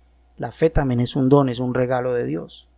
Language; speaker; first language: Spanish; native; Spanish